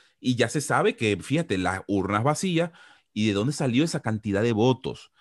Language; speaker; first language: Spanish; native; Spanish